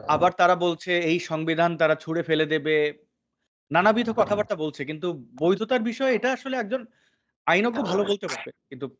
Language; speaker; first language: Bangla; native; Bangla